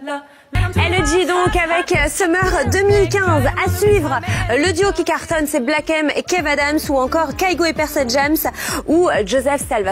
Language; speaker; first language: French; native; French